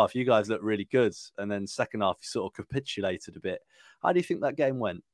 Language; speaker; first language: English; native; English